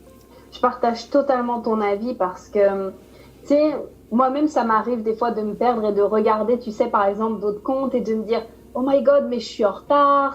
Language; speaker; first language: French; native; French